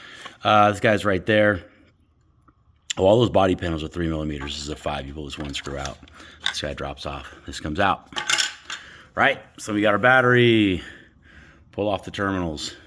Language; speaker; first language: English; native; English